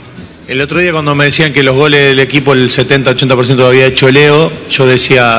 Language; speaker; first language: Spanish; native; Spanish